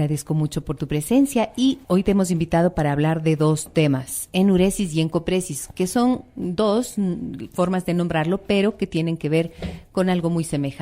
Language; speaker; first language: Spanish; native; Spanish